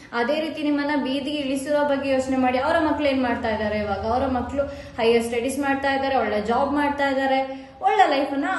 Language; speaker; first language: Kannada; non-native, local second language; Malayalam